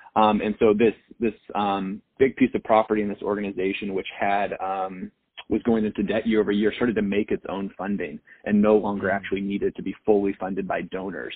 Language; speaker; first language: English; native; English